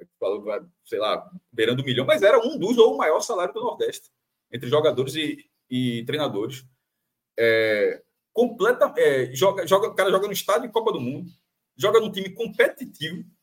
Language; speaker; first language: Portuguese; native; Portuguese